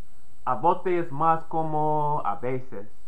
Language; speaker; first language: Spanish; non-native, learner; English